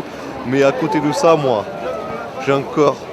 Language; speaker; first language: French; native; French